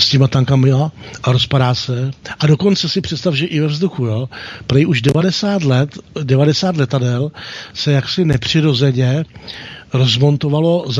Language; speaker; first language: Czech; native; Czech